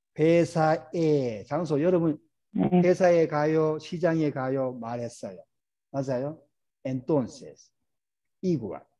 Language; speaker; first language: Korean; native; Korean